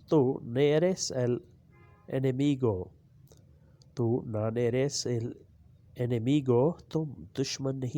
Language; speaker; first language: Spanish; non-native, learner; Urdu